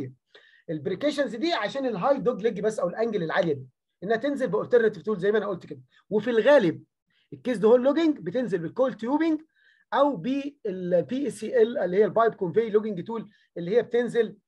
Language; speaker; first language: Arabic; native; Arabic